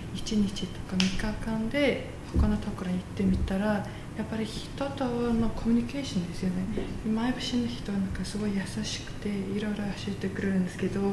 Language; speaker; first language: Japanese; non-native, fluent; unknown